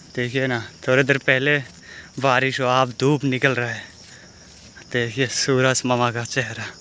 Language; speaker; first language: Hindi; non-native, local second language; Bangla